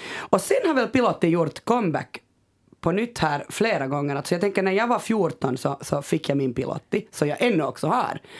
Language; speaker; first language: Swedish; native; Swedish